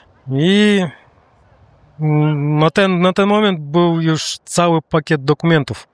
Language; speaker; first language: Polish; non-native, learner; Russian